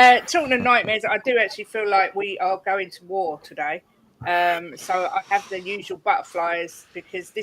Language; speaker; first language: English; native; English